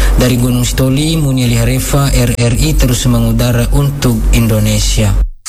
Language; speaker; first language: Indonesian; non-native, local second language; Nias